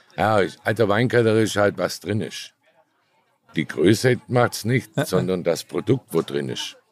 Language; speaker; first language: German; native; German